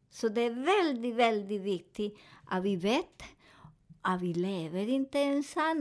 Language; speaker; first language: Swedish; non-native, fluent; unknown